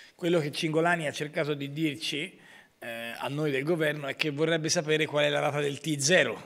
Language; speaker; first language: Italian; native; Italian